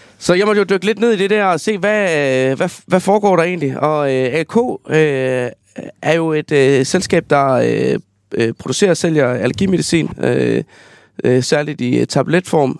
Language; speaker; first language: Danish; native; Danish